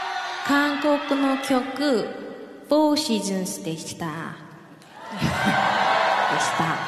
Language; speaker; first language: Japanese; non-native, learner; Korean